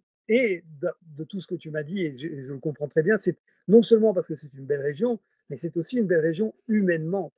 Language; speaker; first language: French; native; French